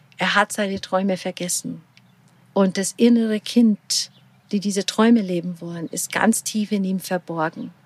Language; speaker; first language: German; non-native, fluent; English